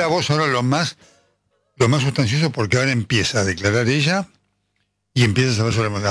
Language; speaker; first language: Spanish; native; Spanish